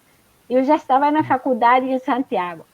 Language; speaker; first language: Portuguese; non-native, fluent; Spanish